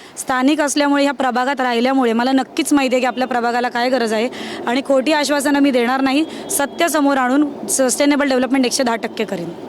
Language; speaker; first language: Marathi; native; Marathi